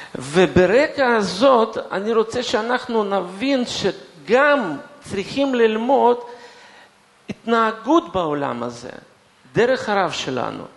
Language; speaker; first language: Hebrew; non-native, fluent; Russian